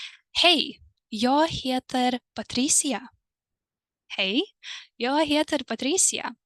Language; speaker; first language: Swedish; non-native, fluent; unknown